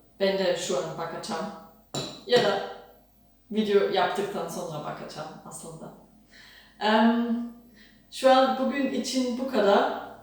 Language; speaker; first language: Turkish; non-native, fluent; German